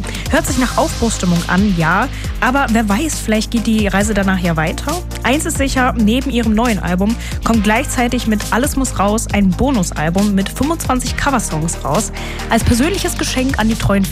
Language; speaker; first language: German; native; German